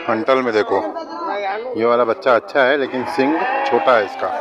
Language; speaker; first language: Hindi; non-native, local second language; Kannada